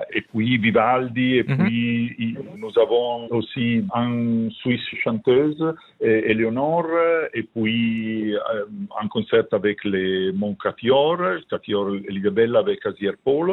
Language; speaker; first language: French; non-native, fluent; Italian